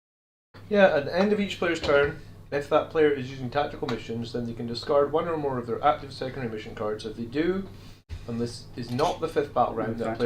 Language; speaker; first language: English; native; English